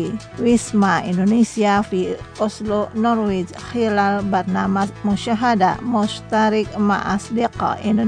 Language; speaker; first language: Arabic; non-native, fluent; Indonesian